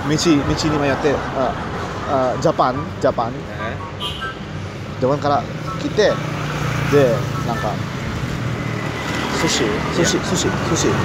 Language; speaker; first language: Japanese; non-native, fluent; Indonesian